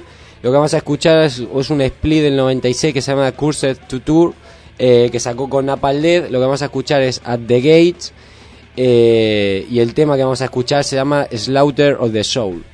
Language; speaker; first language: Spanish; native; Spanish